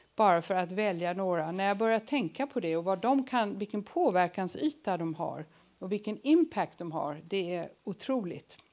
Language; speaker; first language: Swedish; early bilingual, other home language; English